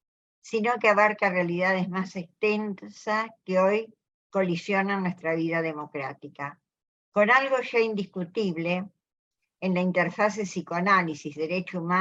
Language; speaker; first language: Spanish; native; Spanish